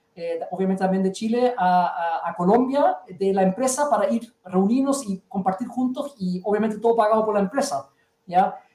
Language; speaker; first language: Spanish; early bilingual, heritage; German